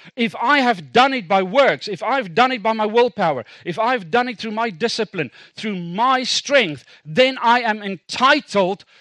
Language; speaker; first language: English; non-native, local second language; Afrikaans